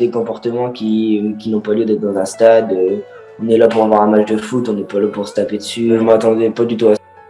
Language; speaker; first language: French; native; French